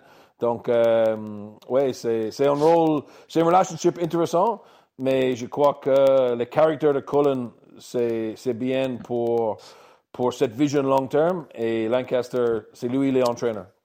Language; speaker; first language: French; non-native, learner; English